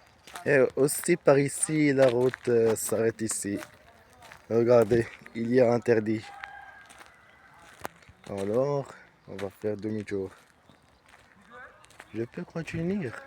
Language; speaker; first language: French; non-native, learner; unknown